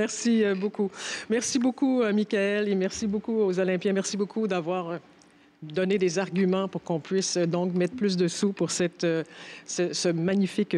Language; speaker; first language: French; native; French